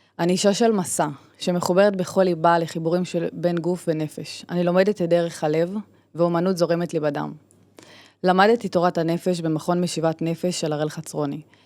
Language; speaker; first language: Hebrew; native; Hebrew